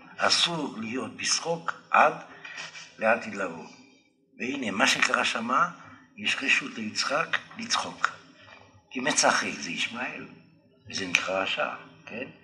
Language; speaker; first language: Hebrew; non-native, fluent; French